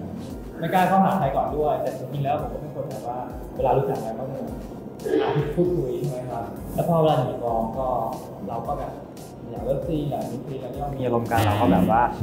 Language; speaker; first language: Thai; native; Thai